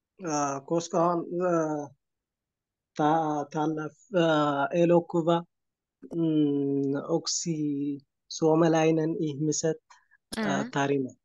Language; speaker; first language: Finnish; non-native, learner; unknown